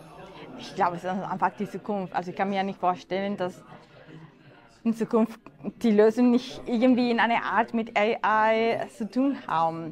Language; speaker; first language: German; non-native, fluent; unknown